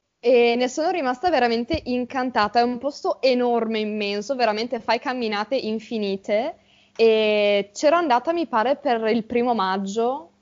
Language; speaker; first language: Italian; native; Italian